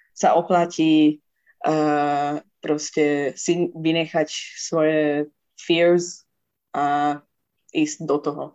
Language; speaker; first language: Slovak; non-native, fluent; Persian